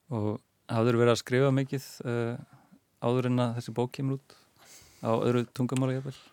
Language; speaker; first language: Icelandic; native; Icelandic